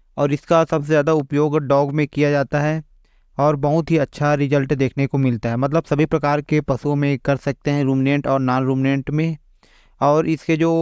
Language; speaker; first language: Hindi; native; Hindi